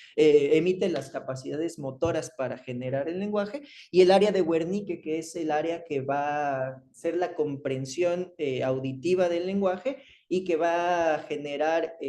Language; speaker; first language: Spanish; native; Spanish